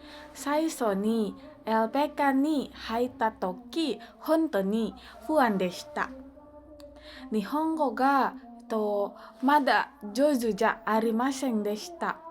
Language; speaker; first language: Japanese; non-native, learner; Indonesian